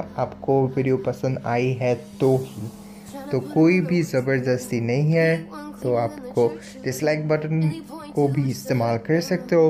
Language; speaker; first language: Hindi; non-native, learner; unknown